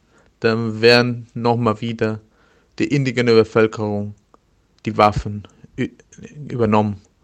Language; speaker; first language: German; non-native, learner; Spanish